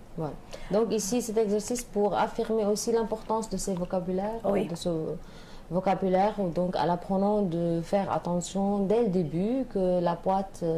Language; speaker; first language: French; non-native, fluent; Arabic